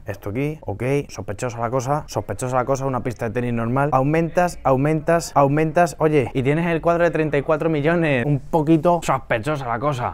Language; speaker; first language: Spanish; native; Spanish